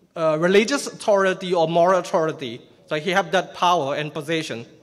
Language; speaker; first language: English; non-native, fluent; Burmese